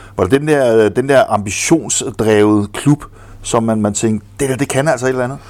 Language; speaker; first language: Danish; native; Danish